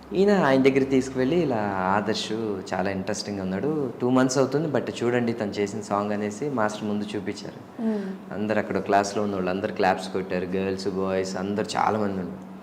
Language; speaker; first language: Telugu; native; Telugu